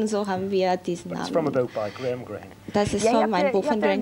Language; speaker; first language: German; non-native, learner; English